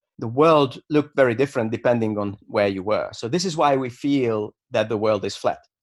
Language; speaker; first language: English; non-native, fluent; Hungarian